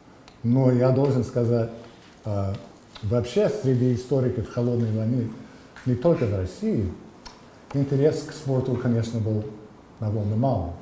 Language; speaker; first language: Russian; non-native, fluent; English